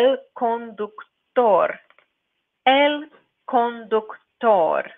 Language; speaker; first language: Spanish; non-native, fluent; English